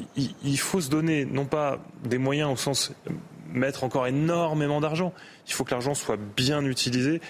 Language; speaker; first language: French; native; French